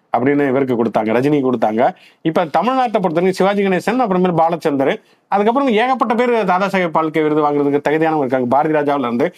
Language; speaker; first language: Tamil; native; Tamil